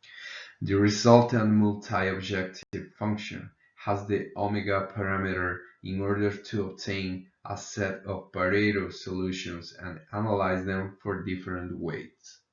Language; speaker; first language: English; non-native, fluent; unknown